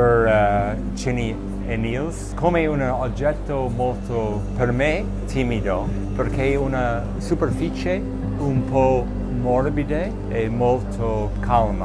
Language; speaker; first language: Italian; non-native, learner; English